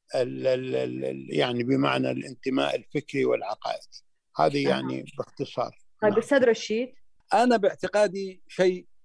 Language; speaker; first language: Arabic; native; Arabic